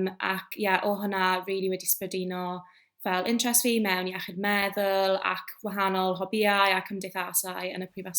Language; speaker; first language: Welsh; non-native, local second language; English